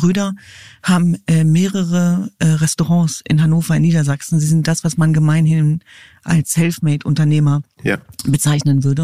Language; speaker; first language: German; early bilingual, other home language; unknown